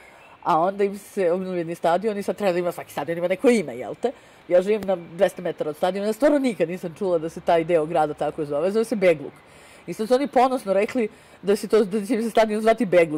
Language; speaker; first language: Serbian; native; Serbian